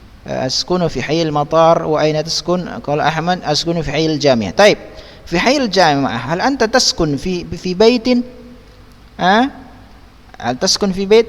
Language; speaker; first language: Arabic; non-native, fluent; Indonesian